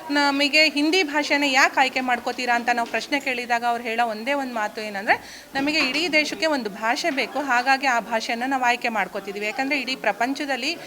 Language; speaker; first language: Kannada; native; Kannada